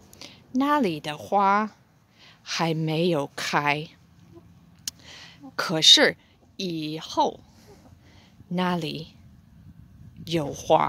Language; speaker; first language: Chinese; non-native, fluent; English